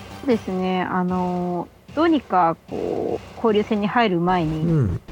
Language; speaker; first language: Japanese; native; Japanese